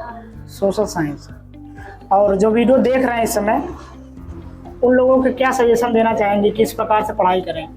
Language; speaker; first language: Hindi; native; Hindi